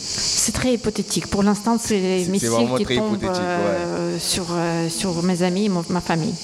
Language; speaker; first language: French; non-native, fluent; Ukrainian